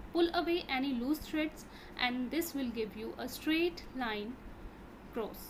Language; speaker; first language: English; non-native, local second language; Punjabi